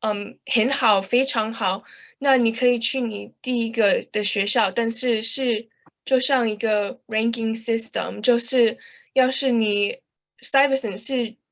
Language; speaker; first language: Chinese; early bilingual, heritage; Chinese